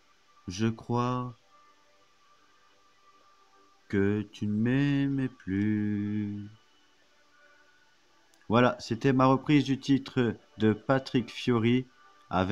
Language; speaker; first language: French; native; French